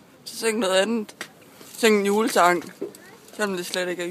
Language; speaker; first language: Danish; native; Danish